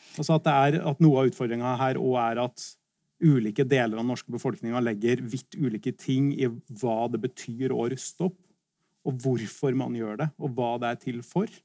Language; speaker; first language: Norwegian; native; Norwegian